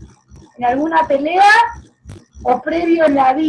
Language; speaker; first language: Spanish; native; Spanish